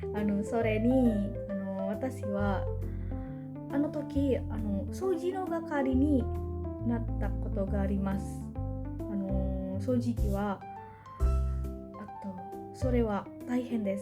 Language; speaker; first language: Japanese; non-native, learner; Indonesian